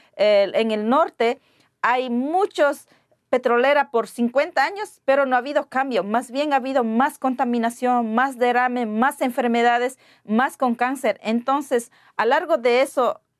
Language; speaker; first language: Spanish; non-native, local second language; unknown